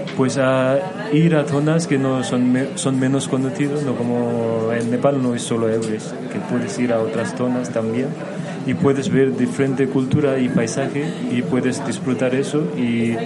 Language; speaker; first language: Spanish; non-native, fluent; Nepali